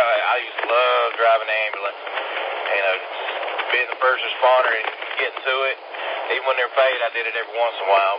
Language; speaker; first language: English; native; English